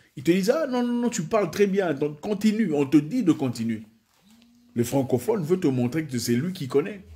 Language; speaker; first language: French; non-native, local second language; Swahili